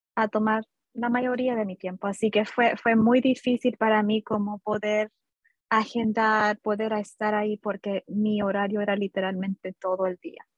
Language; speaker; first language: Spanish; early bilingual, heritage; Spanish